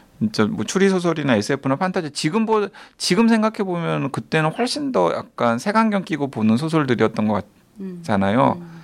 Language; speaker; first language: Korean; native; Korean